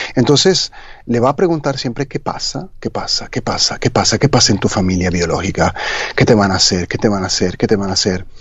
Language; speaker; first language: Spanish; non-native, fluent; Italian